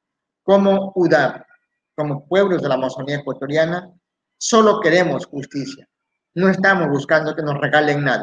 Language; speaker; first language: Spanish; native; Spanish